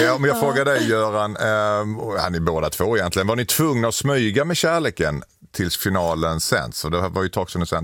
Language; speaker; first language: Swedish; native; Swedish